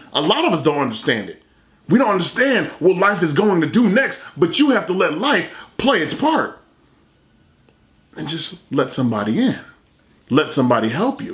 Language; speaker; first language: English; native; English